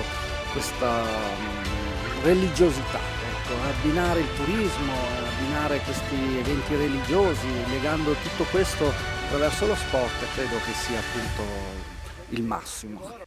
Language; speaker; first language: Italian; native; Italian